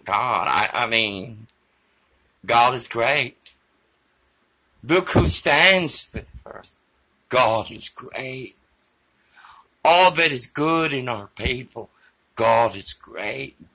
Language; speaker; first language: English; early bilingual, other home language; Spanish